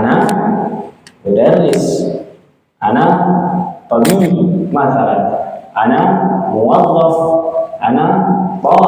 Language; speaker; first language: Arabic; non-native, fluent; Indonesian